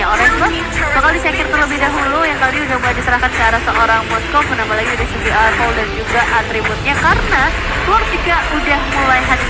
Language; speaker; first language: Indonesian; native; Indonesian